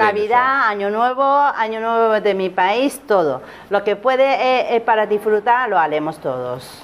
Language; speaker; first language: Spanish; non-native, learner; Chinese